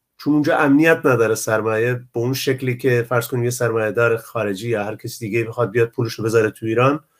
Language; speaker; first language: Persian; non-native, local second language; Central Kurdish